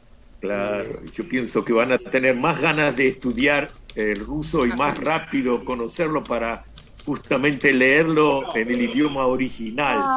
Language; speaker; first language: Spanish; non-native, fluent; Russian